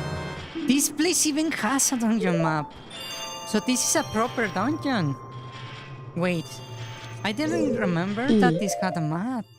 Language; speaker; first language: English; non-native, fluent; Spanish